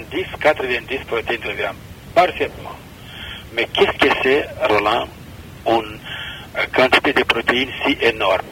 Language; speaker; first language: French; non-native, fluent; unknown